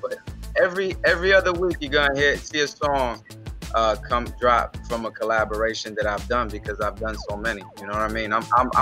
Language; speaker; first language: English; native; English